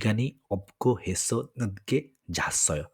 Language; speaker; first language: Korean; non-native, fluent; Bangla